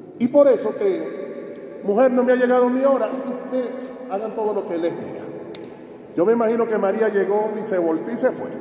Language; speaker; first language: Spanish; native; Spanish